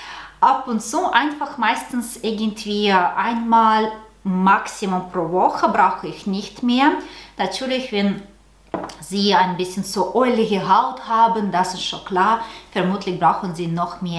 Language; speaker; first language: German; non-native, learner; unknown